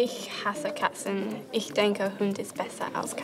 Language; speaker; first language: German; non-native, learner; English